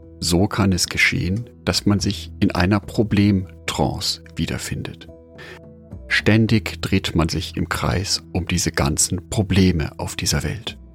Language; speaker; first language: German; native; German